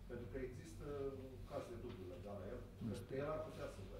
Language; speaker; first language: Romanian; native; Romanian